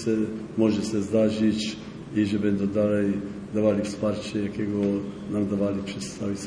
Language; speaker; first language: Polish; non-native, fluent; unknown